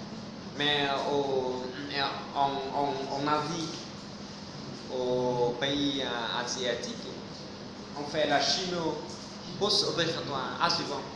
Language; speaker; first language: French; non-native, fluent; Vietnamese